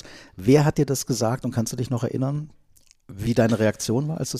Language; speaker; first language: German; native; German